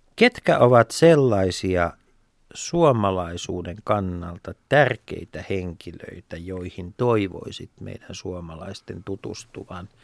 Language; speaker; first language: Finnish; native; Finnish